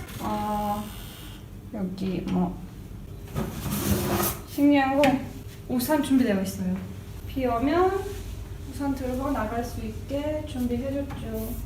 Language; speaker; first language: Korean; non-native, fluent; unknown